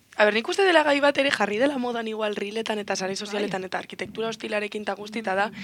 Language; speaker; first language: Basque; non-native, local second language; Spanish